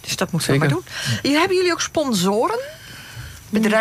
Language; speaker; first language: Dutch; native; Dutch